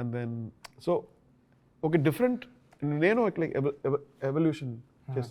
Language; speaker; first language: Telugu; non-native, learner; Tamil